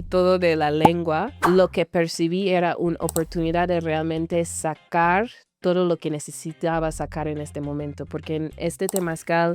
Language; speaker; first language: Spanish; non-native, fluent; English